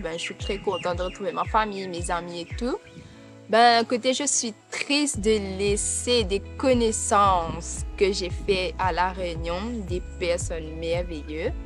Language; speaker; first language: French; non-native, local second language; Morisyen